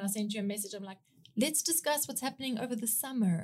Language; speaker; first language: English; native; English